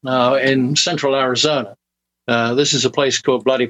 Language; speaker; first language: English; native; English